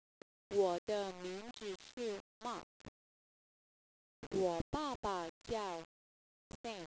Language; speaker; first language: Chinese; non-native, learner; English